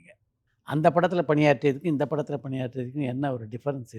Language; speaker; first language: Tamil; native; Tamil